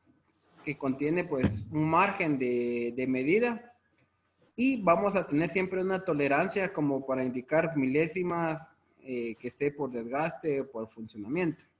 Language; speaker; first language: Spanish; native; Spanish